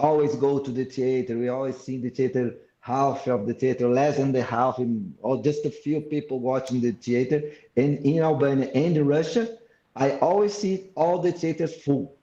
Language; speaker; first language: English; non-native, fluent; Portuguese